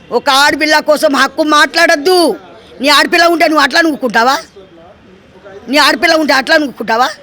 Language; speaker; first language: Telugu; non-native, local second language; Lambadi